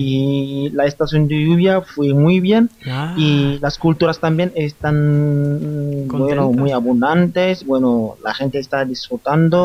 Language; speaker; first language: Spanish; non-native, fluent; Wolof